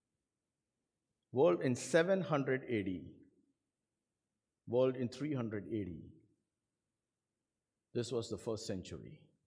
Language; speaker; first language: English; non-native, local second language; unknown